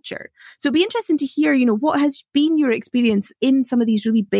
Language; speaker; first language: English; native; English